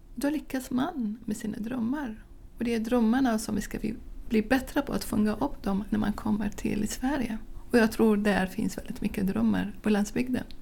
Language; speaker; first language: Swedish; non-native, fluent; Arabic